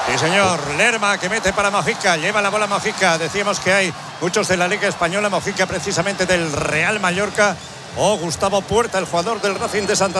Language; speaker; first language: Spanish; native; Spanish